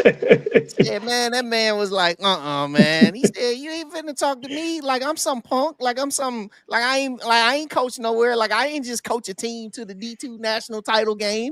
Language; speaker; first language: English; native; English